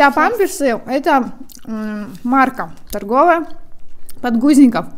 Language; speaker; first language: Russian; native; Russian